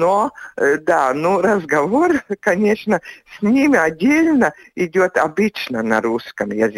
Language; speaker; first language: Russian; non-native, local second language; Latvian